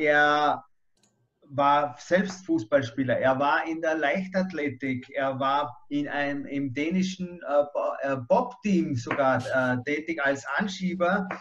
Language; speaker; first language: German; native; German